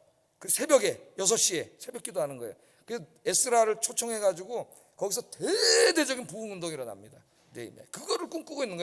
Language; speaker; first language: Korean; native; Korean